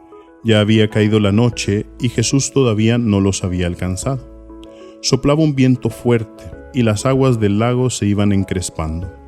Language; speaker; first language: Spanish; native; Spanish